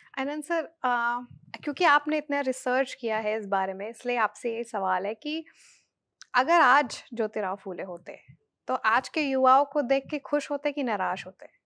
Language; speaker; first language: Hindi; native; Hindi